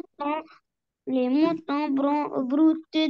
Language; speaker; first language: French; non-native, learner; Arabic